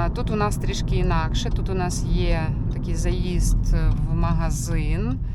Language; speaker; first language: Ukrainian; non-native, local second language; Russian